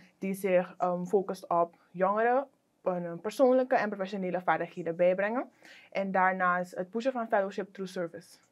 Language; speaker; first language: Dutch; native; Dutch